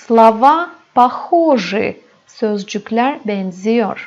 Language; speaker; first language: Turkish; non-native, fluent; Russian